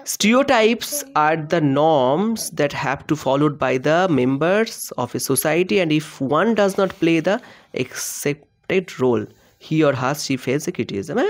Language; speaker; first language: English; non-native, local second language; Bangla